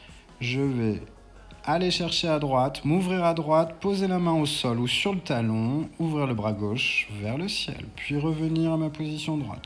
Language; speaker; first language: French; native; French